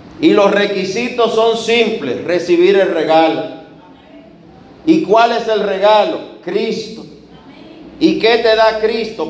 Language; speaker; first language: Spanish; native; Spanish